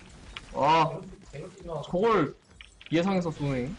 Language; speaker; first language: Korean; native; Korean